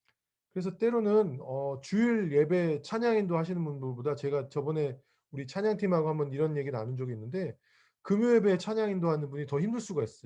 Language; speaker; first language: Korean; native; Korean